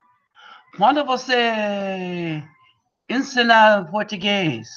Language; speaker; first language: Portuguese; non-native, learner; English